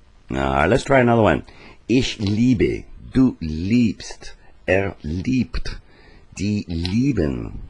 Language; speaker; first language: German; non-native, learner; English